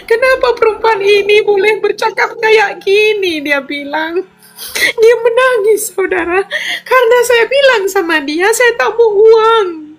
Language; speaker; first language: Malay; non-native, local second language; Madurese